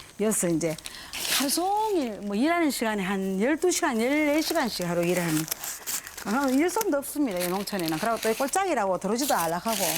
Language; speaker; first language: Korean; native; Korean